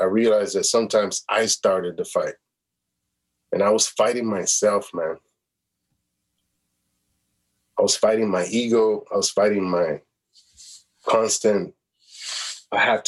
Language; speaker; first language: English; native; English